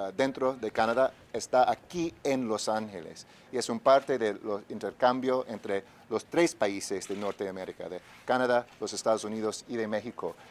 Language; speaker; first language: Spanish; non-native, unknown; English